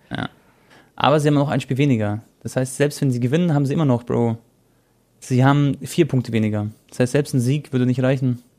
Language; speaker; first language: German; early bilingual, other home language; Croatian